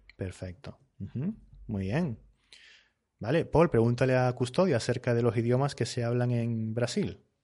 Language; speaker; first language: Spanish; native; Spanish